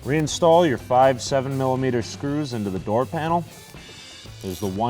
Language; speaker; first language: English; native; English